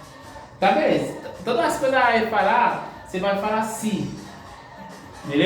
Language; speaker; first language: Portuguese; non-native, learner; Haitian Creole